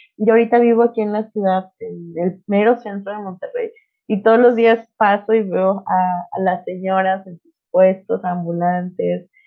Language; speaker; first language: Spanish; non-native, local second language; Nahuatl languages